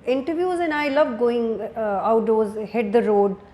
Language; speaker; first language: English; non-native, local second language; Urdu